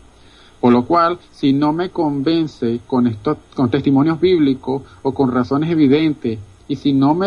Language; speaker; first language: Spanish; native; Spanish